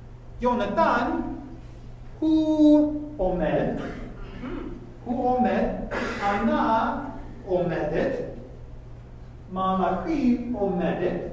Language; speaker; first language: Hebrew; non-native, fluent; English